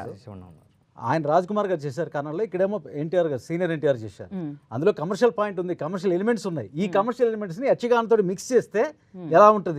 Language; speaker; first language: Telugu; native; Telugu